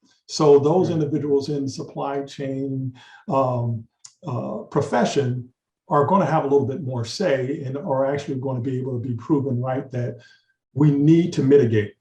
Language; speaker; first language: English; native; English